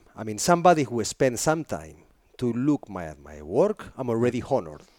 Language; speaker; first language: English; non-native, fluent; Spanish